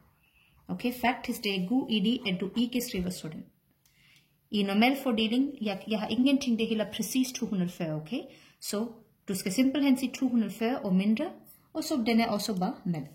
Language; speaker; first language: Danish; non-native, learner; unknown